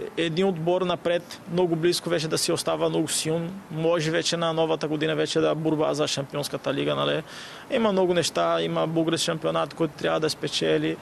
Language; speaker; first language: Bulgarian; non-native, learner; Portuguese